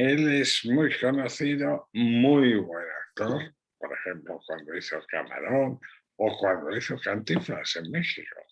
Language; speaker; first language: Spanish; non-native, local second language; Catalan